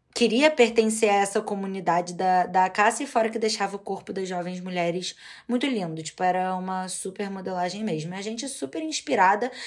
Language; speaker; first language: Portuguese; native; Portuguese